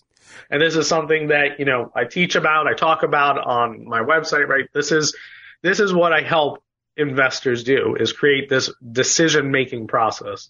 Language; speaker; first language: English; native; English